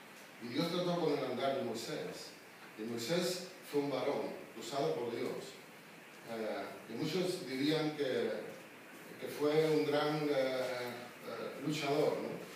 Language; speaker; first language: Spanish; native; Spanish